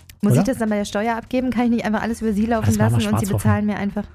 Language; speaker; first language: German; native; German